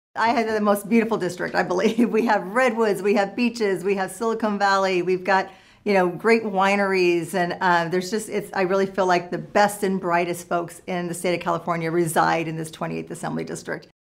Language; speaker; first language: English; native; English